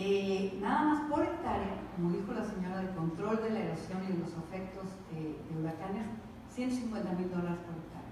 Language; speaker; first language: Spanish; native; Spanish